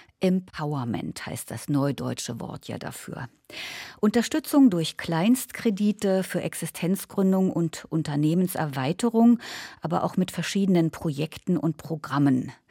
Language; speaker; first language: German; native; German